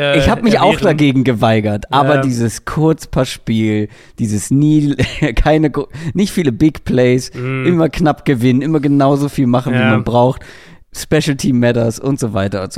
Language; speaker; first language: German; native; German